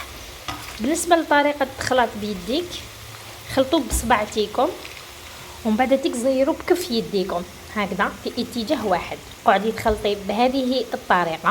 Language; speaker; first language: Arabic; native; Arabic